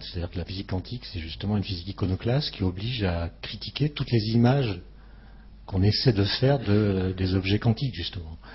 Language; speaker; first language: French; native; French